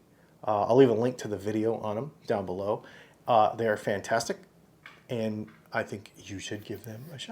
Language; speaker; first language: English; native; English